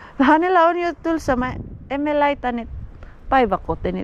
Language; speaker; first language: Finnish; non-native, learner; Filipino